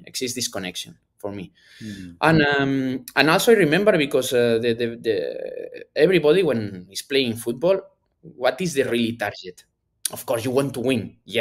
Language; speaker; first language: English; non-native, learner; Spanish